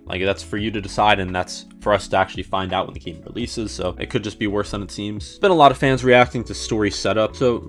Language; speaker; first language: English; native; English